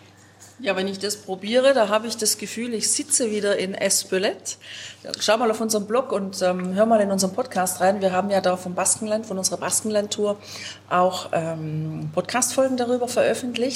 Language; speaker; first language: German; native; German